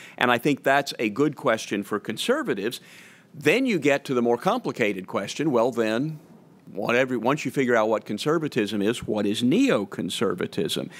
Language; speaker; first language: English; native; English